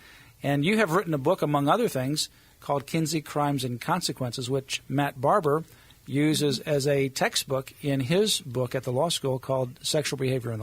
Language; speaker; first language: English; native; English